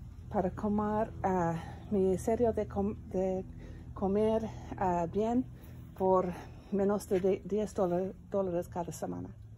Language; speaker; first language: Spanish; non-native, learner; English